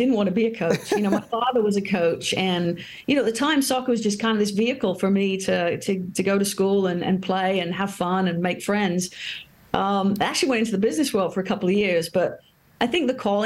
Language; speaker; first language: English; native; English